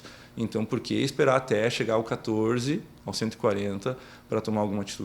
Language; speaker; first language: Portuguese; native; Portuguese